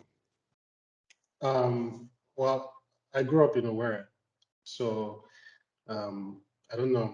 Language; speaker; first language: English; non-native, local second language; Igbo